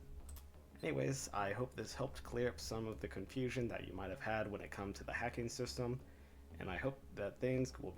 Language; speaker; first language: English; native; English